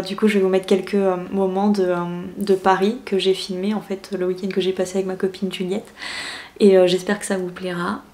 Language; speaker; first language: French; native; French